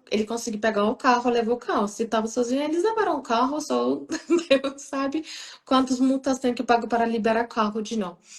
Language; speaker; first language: Portuguese; non-native, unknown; Persian